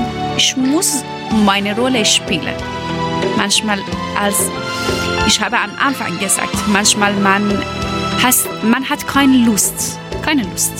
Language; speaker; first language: German; non-native, learner; Persian